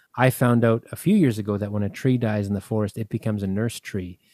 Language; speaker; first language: English; native; English